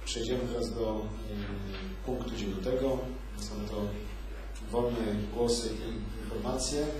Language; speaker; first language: Polish; native; Polish